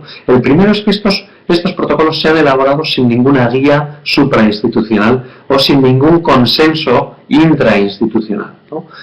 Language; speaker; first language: Spanish; native; Spanish